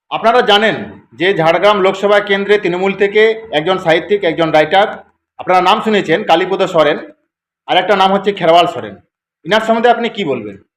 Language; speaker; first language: Bangla; native; Bangla